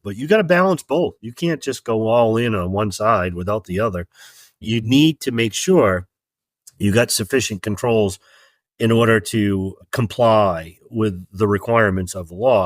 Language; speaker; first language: English; native; English